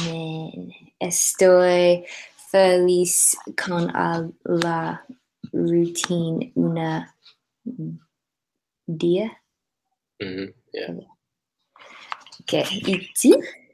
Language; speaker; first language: Spanish; non-native, learner; English